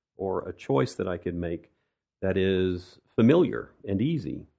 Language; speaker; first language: English; native; English